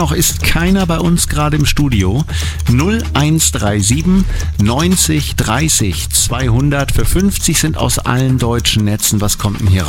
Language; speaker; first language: German; native; German